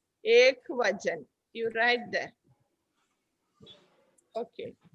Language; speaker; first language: English; non-native, local second language; Malayalam